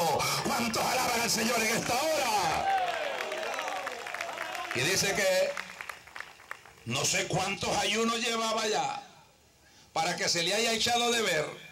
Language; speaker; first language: Spanish; native; Spanish